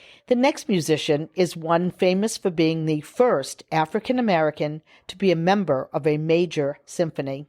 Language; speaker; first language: English; native; English